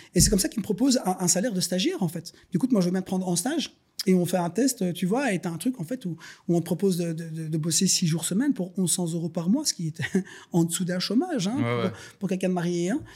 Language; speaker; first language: French; native; French